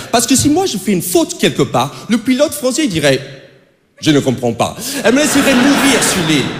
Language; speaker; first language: French; non-native, fluent; English